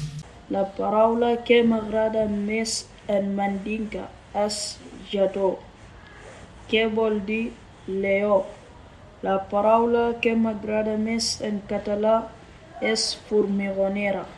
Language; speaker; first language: Catalan; non-native, learner; Mandingo